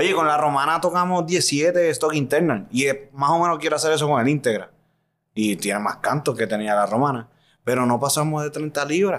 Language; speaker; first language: Spanish; native; Spanish